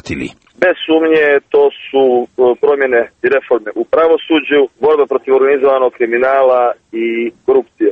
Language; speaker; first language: Serbian; native; Serbian